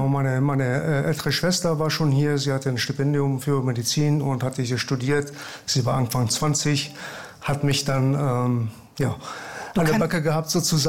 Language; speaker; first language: German; early bilingual, other home language; Persian